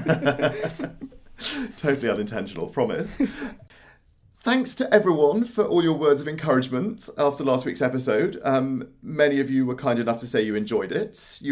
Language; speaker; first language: English; native; English